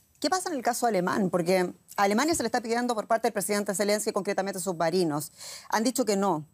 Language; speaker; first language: Spanish; native; Spanish